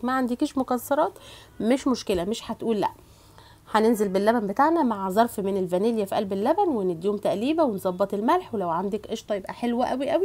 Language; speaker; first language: Arabic; native; Arabic